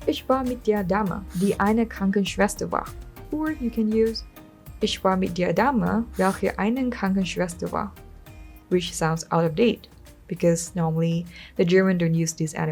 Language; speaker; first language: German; non-native, learner; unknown